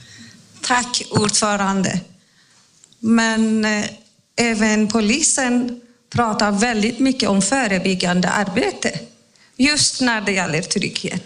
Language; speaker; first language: Swedish; non-native, fluent; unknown